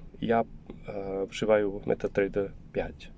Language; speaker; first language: Ukrainian; non-native, learner; Polish